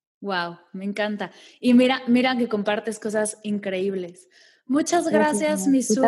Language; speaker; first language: Spanish; native; Spanish